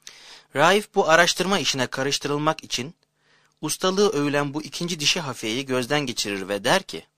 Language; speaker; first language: Turkish; native; Turkish